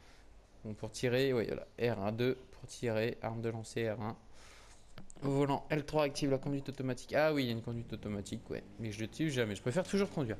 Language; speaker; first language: French; native; French